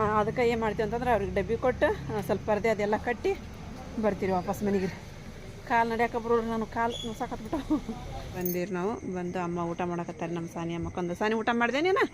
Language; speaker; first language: Kannada; non-native, local second language; Urdu